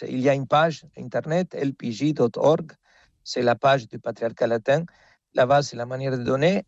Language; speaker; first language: French; non-native, fluent; Spanish